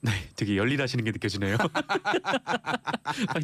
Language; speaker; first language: Korean; native; Korean